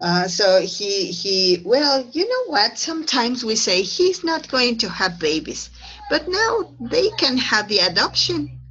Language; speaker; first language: English; non-native, fluent; Spanish